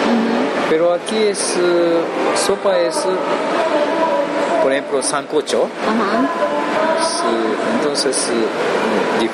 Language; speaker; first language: Spanish; non-native, learner; Japanese